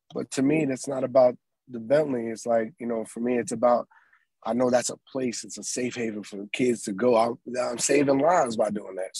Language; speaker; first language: English; native; English